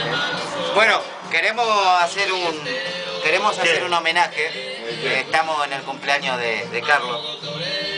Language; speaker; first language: Spanish; native; Spanish